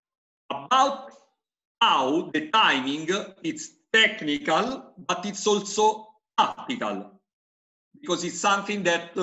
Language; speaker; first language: English; non-native, fluent; Italian